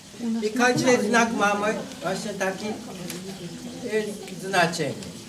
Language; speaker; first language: Polish; non-native, learner; Japanese